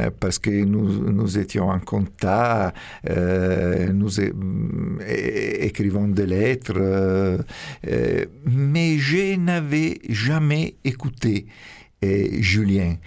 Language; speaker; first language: French; non-native, fluent; Italian